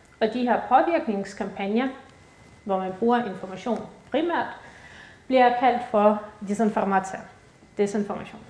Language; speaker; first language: Danish; early bilingual, other home language; Ukrainian